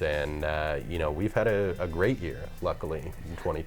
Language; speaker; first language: English; native; English